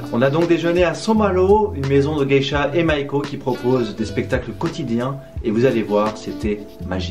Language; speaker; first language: French; native; French